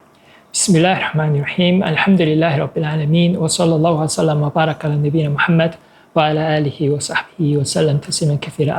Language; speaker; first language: Arabic; non-native, fluent; Korean